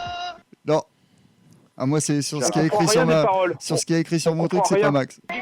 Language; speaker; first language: French; native; French